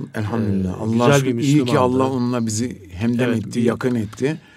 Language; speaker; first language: Turkish; native; Turkish